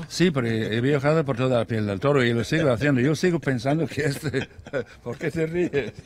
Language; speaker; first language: Spanish; non-native, fluent; English